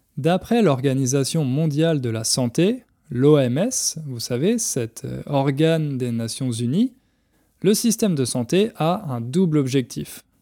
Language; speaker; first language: French; native; French